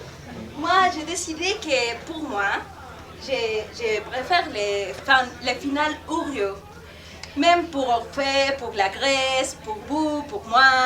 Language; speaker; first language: French; non-native, fluent; Spanish